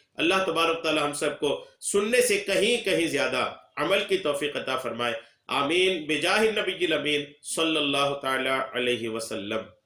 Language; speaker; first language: Urdu; native; Urdu